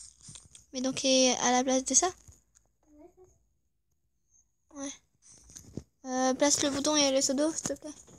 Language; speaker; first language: French; native; French